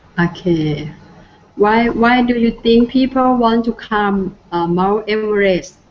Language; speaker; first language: English; non-native, learner; Thai